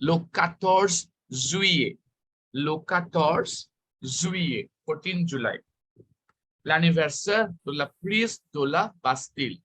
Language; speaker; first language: French; non-native, fluent; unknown